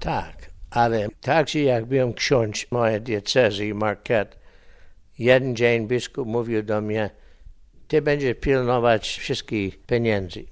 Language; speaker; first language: Polish; early bilingual, heritage; English